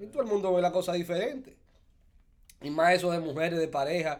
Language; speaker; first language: Spanish; early bilingual, heritage; Spanish